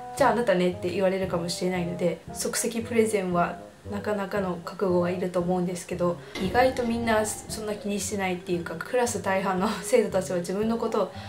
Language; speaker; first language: Japanese; early bilingual, heritage; Japanese